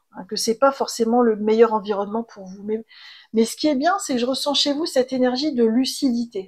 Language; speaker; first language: French; native; French